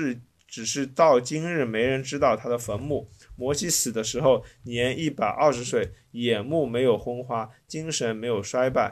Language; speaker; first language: Chinese; native; Chinese